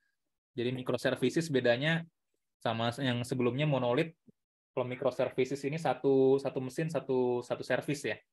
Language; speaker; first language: Indonesian; native; Indonesian